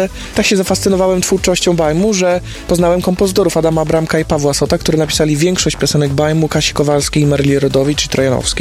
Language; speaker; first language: Polish; native; Polish